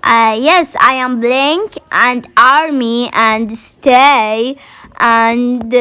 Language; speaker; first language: English; non-native, learner; Arabic